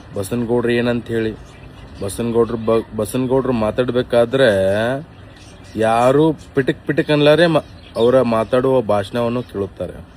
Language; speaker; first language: Kannada; native; Kannada